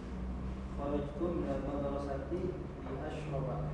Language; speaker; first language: Arabic; non-native, learner; Indonesian